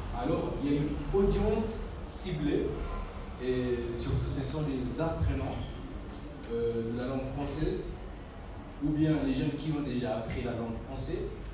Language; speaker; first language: French; non-native, fluent; Swahili